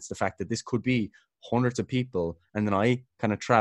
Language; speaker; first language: English; native; English